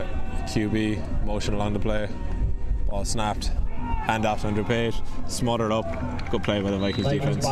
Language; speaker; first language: English; native; English